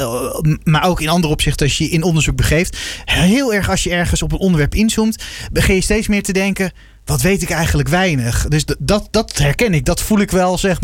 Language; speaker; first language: Dutch; native; Dutch